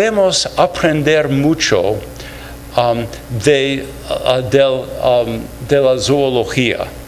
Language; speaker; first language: Spanish; non-native, fluent; English